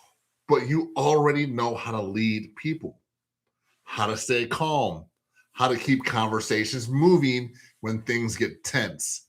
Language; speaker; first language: English; native; English